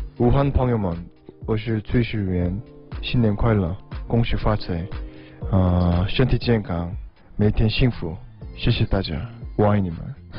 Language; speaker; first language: Chinese; non-native, learner; Korean